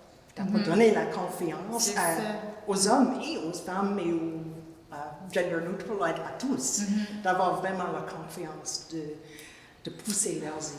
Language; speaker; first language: French; non-native, fluent; English